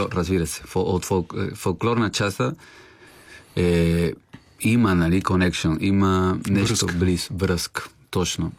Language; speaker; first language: Bulgarian; non-native, learner; Spanish